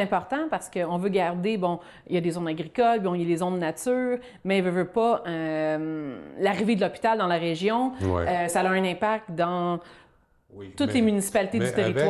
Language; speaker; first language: French; native; French